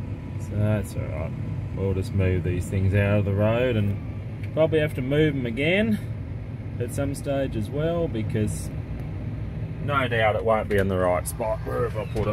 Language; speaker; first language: English; native; English